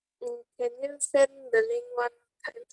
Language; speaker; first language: English; non-native, learner; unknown